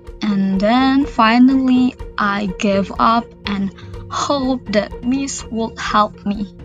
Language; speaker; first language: English; non-native, learner; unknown